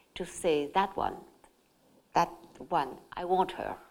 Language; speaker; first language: English; non-native, fluent; French